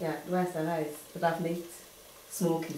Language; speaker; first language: German; non-native, fluent; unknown